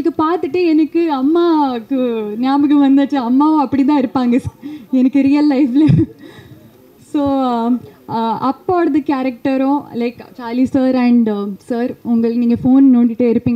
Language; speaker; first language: Tamil; non-native, fluent; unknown